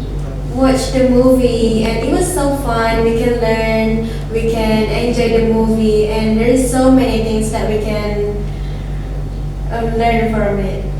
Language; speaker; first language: English; non-native, learner; Indonesian